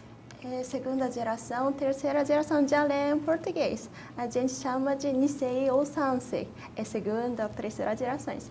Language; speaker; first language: Portuguese; non-native, fluent; Japanese